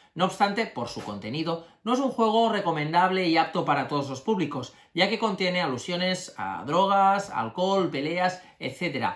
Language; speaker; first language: Spanish; native; Spanish